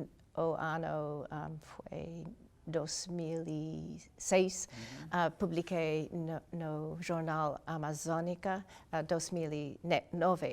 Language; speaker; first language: Portuguese; non-native, learner; English